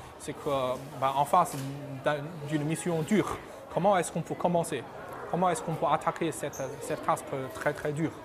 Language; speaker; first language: French; non-native, fluent; Chinese